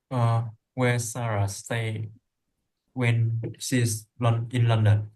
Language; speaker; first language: English; non-native, learner; Vietnamese